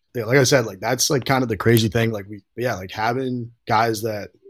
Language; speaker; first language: English; native; English